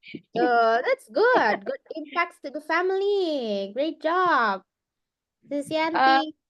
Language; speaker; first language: English; non-native, fluent; Indonesian